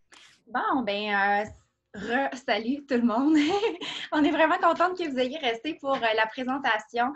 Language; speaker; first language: French; native; French